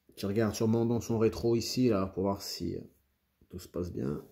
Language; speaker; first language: French; native; French